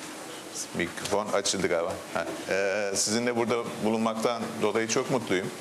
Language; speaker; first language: Turkish; native; Turkish